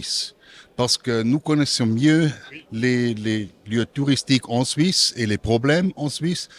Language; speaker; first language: French; non-native, local second language; German